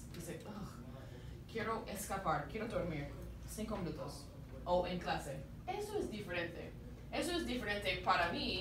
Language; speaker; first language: Spanish; non-native, fluent; English